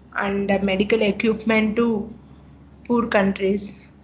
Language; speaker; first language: English; non-native, local second language; Telugu